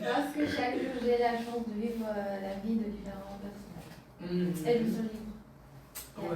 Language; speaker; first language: French; non-native, learner; Bulgarian